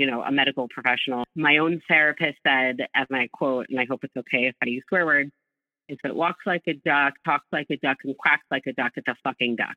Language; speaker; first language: English; native; English